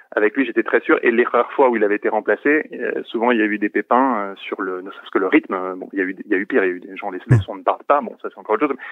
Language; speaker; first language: French; native; French